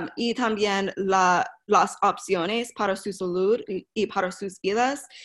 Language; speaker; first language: Spanish; non-native, fluent; English